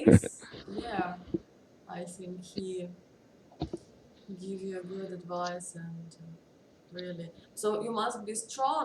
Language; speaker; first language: English; non-native, learner; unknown